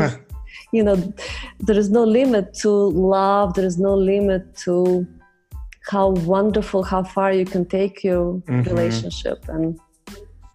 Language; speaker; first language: English; non-native, fluent; Russian